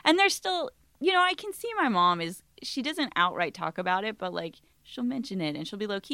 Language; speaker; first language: English; native; English